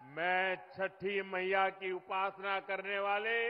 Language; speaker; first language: Hindi; non-native, local second language; Gujarati